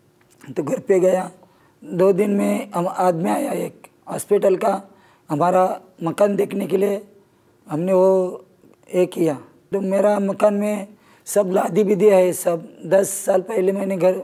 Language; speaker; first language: Hindi; non-native, local second language; Marathi